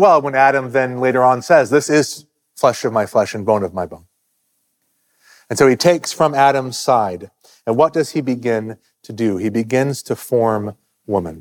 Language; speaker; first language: English; native; English